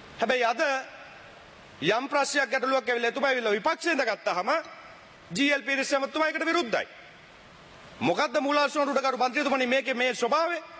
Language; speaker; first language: Sinhala; native; Sinhala